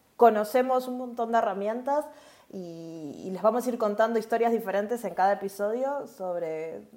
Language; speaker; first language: Spanish; native; Spanish